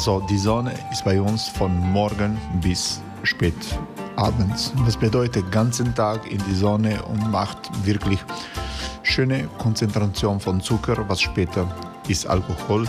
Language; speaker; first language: German; non-native, fluent; Croatian